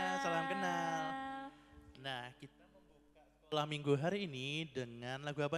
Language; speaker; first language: Indonesian; native; Indonesian